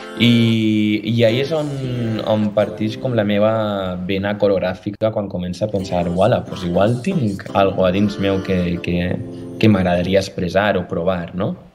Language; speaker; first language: Catalan; native; Catalan